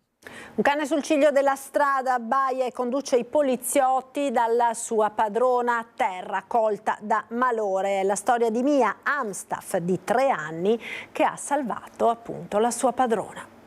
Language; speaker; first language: Italian; native; Italian